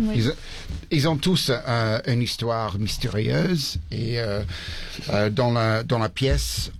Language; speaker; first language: French; early bilingual, heritage; English